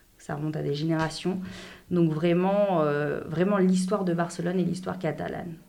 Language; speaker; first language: French; native; French